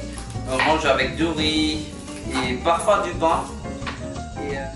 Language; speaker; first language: French; non-native, learner; Malay